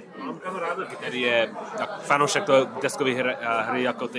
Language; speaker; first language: Czech; non-native, learner; English